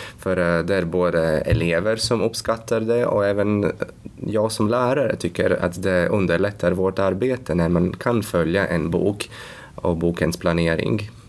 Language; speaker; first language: Swedish; non-native, fluent; Latvian